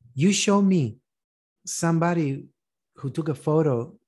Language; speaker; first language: English; non-native, fluent; Spanish